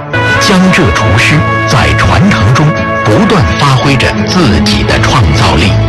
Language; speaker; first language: Chinese; native; Chinese